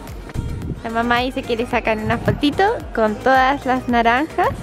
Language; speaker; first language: Spanish; native; Spanish